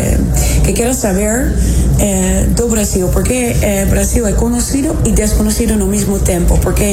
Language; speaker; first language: Portuguese; non-native, fluent; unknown